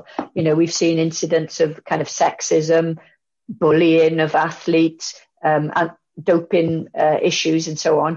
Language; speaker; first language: English; native; English